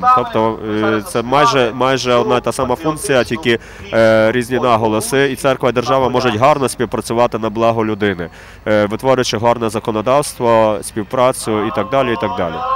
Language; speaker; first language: Ukrainian; native; Ukrainian